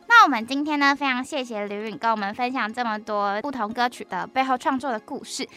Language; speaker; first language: Chinese; native; Chinese